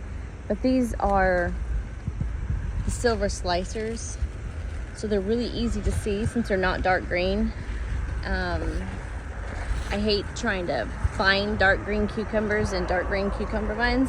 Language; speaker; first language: English; native; English